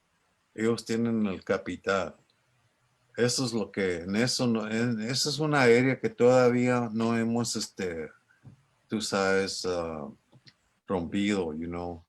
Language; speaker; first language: Spanish; early bilingual, other home language; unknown